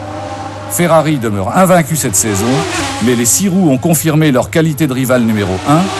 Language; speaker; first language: French; native; French